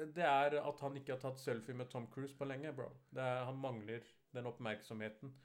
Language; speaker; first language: Norwegian; early bilingual, other home language; Urdu